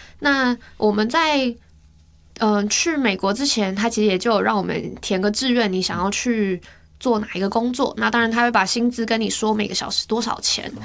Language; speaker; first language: Chinese; native; Chinese